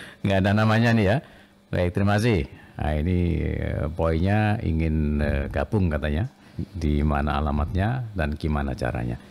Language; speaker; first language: Indonesian; non-native, local second language; Banjar